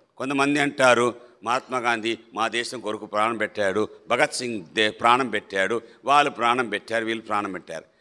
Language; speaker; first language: Telugu; non-native, local second language; Malayalam